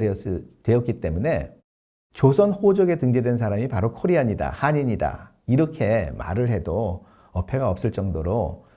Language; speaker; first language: Korean; native; Korean